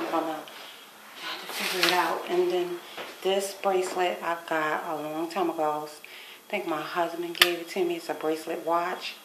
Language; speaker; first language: English; native; English